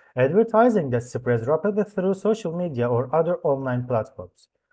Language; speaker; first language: English; non-native, fluent; Turkish